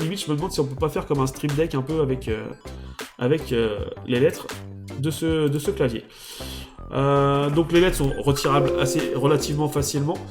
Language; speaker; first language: French; native; French